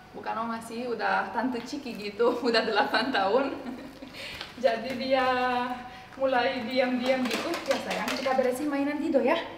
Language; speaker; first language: Indonesian; non-native, fluent; Romanian